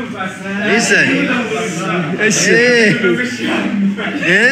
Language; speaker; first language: Portuguese; non-native, learner; Vietnamese